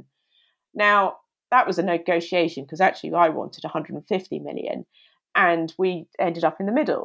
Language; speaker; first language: English; native; English